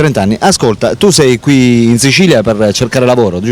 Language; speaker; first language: Italian; native; Italian